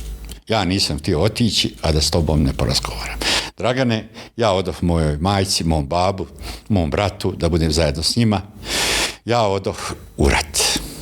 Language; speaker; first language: Bosnian; native; Bosnian